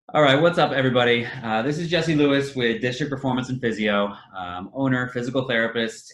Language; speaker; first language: English; native; English